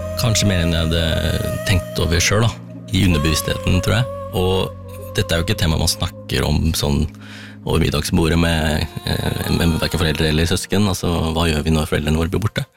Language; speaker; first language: Norwegian; early bilingual, other home language; Tamil